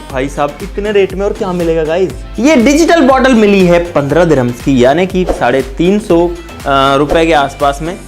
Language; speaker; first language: Hindi; native; Hindi